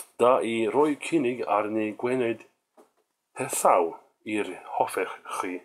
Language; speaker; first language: Welsh; non-native, learner; Swedish